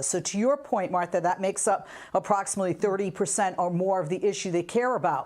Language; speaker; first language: English; native; English